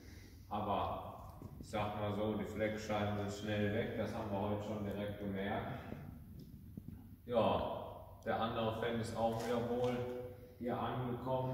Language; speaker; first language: German; native; German